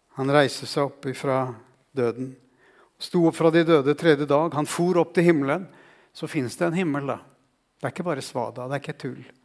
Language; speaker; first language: Norwegian; native; Norwegian